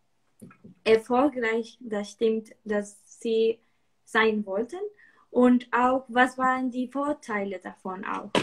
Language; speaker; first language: German; non-native, learner; Spanish